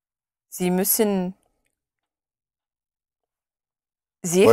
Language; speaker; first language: German; non-native, learner; English